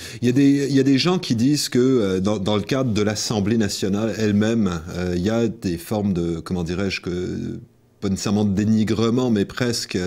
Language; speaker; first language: French; native; French